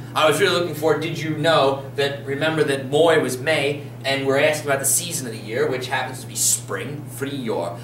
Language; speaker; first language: English; native; English